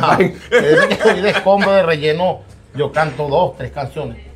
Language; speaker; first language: Spanish; native; Spanish